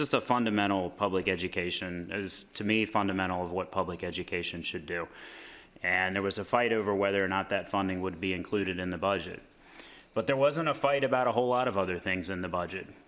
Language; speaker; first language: English; native; English